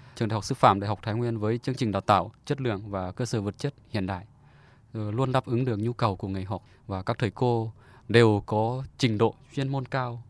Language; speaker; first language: Vietnamese; non-native, fluent; Lao